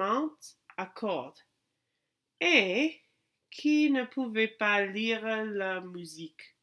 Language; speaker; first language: French; non-native, learner; English